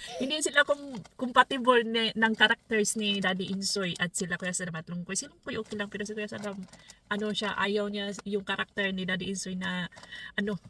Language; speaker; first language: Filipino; non-native, local second language; Cebuano